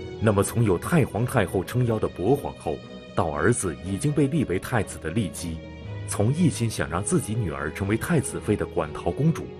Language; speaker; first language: Chinese; native; Chinese